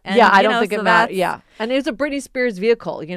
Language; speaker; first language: English; native; English